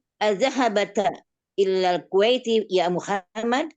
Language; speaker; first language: Arabic; non-native, learner; Indonesian